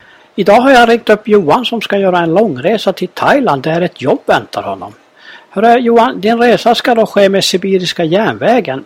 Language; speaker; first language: Swedish; native; Swedish